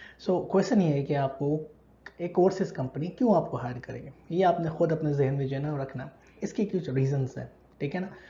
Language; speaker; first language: Urdu; native; Urdu